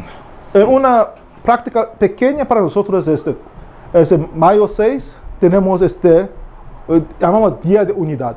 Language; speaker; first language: Spanish; non-native, learner; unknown